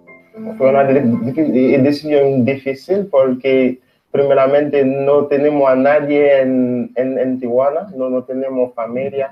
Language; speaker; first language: Spanish; non-native, local second language; Haitian Creole